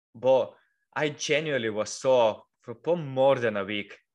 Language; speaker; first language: English; non-native, fluent; Lithuanian